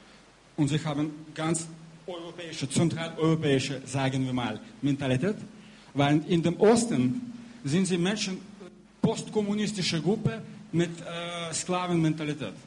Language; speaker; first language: German; non-native, learner; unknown